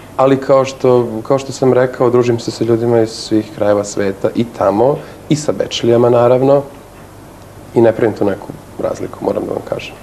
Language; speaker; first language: Serbian; native; Serbian